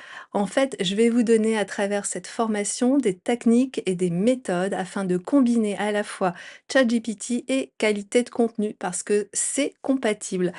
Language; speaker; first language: French; native; French